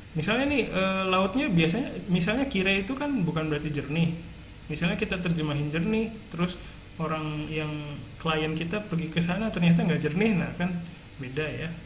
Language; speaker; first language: Indonesian; native; Indonesian